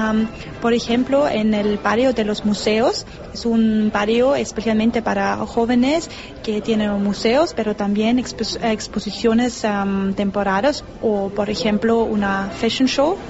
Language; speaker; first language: Spanish; non-native, learner; German